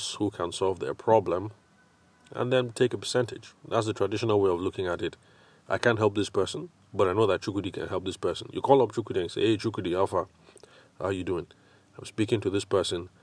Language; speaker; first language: English; non-native, local second language; Yoruba